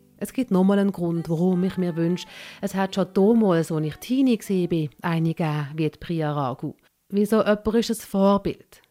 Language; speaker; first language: German; early bilingual, other home language; Malayalam